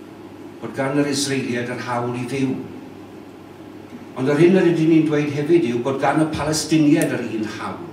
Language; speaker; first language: Welsh; native; Welsh